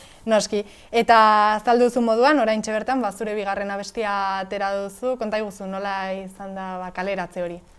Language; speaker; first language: Basque; native; Basque